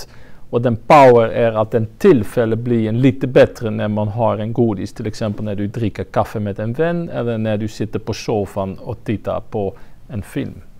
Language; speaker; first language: Swedish; non-native, fluent; French